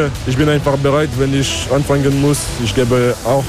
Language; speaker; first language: German; non-native, local second language; French